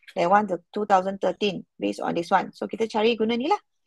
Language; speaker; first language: English; non-native, local second language; Malay